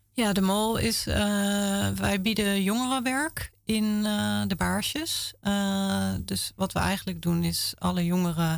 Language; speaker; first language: Dutch; native; Dutch